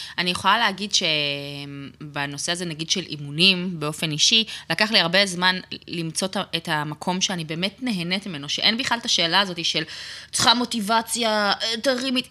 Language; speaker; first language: Hebrew; native; Hebrew